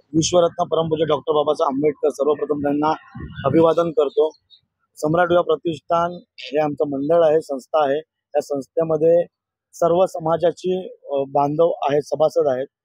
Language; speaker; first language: Marathi; native; Marathi